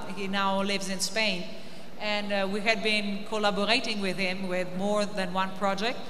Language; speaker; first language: English; non-native, fluent; Italian